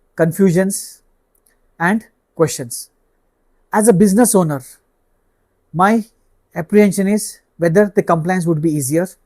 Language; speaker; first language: English; non-native, local second language; Kannada